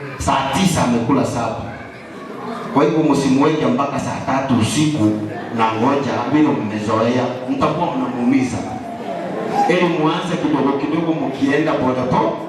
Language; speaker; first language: Swahili; non-native, local second language; Gusii